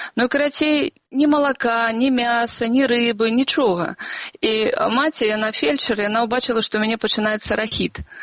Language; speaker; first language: Belarusian; non-native, local second language; Russian